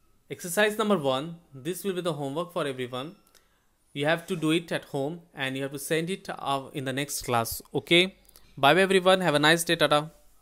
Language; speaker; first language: English; non-native, local second language; Bangla